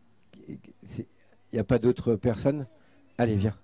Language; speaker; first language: French; native; French